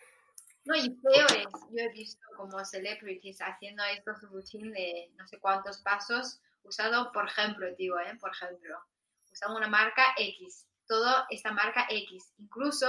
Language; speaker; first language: Spanish; non-native, fluent; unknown